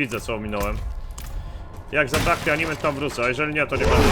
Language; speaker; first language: Polish; native; Polish